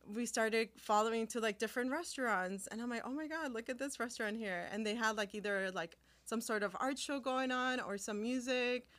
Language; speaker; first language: English; early bilingual, other home language; Spanish